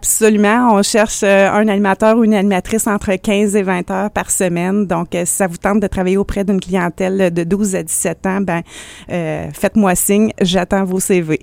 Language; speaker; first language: French; native; French